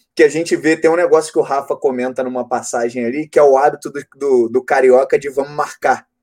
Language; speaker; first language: Portuguese; native; Portuguese